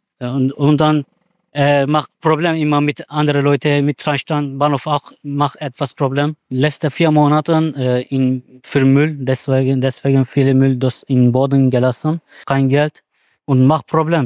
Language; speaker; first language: German; non-native, learner; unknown